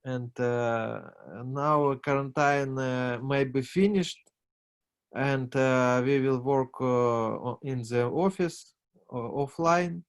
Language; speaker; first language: English; non-native, learner; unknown